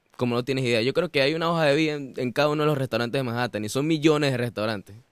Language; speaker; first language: Spanish; native; Spanish